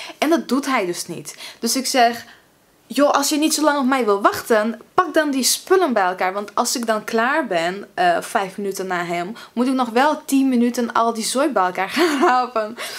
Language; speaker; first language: Dutch; early bilingual, other home language; Russian